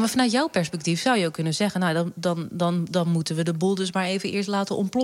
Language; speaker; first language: Dutch; native; Dutch